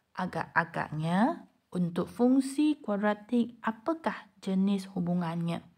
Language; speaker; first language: Malay; non-native, local second language; Chinese